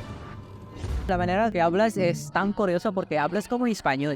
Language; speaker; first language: Spanish; non-native, fluent; Filipino